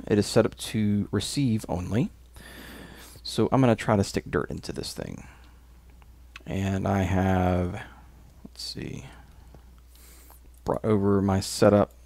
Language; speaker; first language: English; native; English